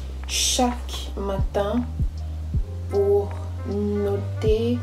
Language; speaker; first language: French; non-native, learner; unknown